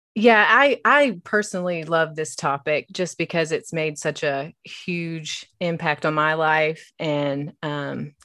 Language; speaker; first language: English; native; English